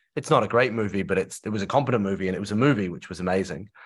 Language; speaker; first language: English; native; English